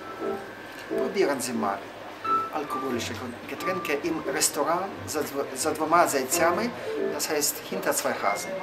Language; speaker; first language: German; non-native, fluent; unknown